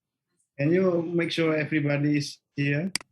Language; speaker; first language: English; non-native, learner; Malay